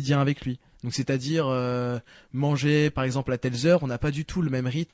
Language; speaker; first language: French; native; French